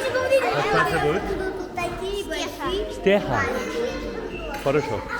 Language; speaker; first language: Russian; non-native, learner; English